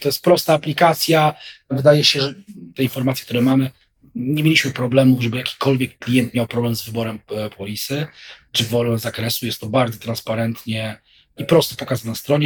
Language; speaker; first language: Polish; native; Polish